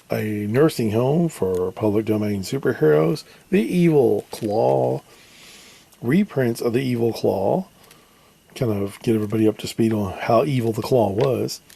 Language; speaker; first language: English; native; English